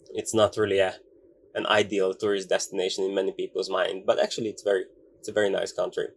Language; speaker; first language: English; non-native, fluent; Hungarian